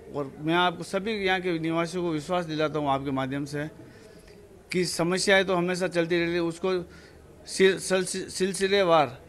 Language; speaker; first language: Hindi; native; Hindi